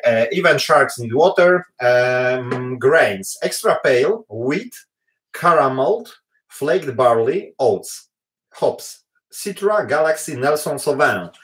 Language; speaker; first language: English; non-native, fluent; Polish